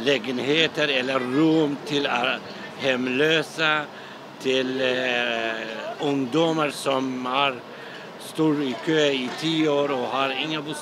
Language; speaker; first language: Swedish; non-native, local second language; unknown